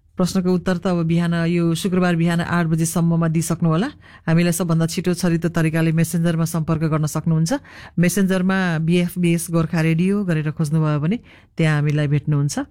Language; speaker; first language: Nepali; native; Nepali